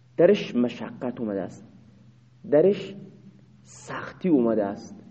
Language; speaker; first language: Persian; non-native, local second language; Baluchi